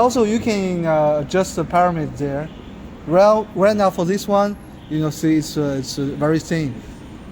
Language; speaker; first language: English; non-native, learner; Chinese